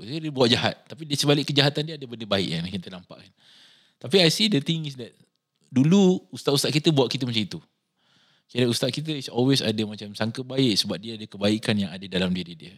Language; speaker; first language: Malay; native; Malay